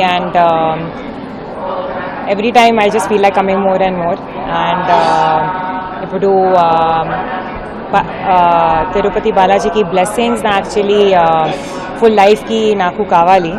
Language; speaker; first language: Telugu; non-native, learner; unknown